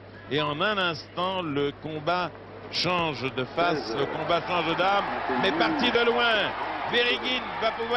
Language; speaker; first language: French; native; French